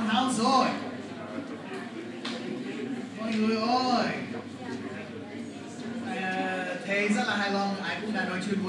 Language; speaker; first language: Vietnamese; non-native, fluent; English